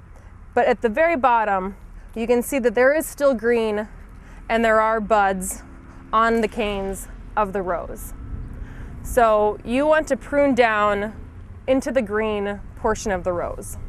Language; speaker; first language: English; native; English